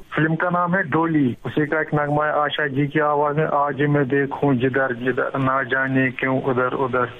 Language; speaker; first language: Hindi; non-native, local second language; Kashmiri